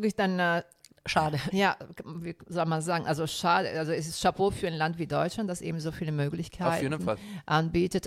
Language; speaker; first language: German; non-native, fluent; Italian